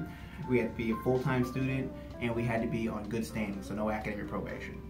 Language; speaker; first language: English; native; English